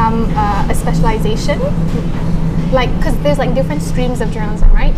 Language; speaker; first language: English; non-native, local second language; Malay